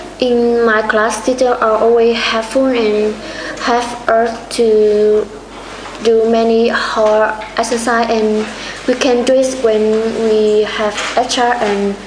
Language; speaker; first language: English; non-native, learner; Vietnamese